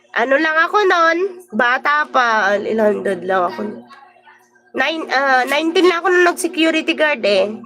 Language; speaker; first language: Filipino; native; Filipino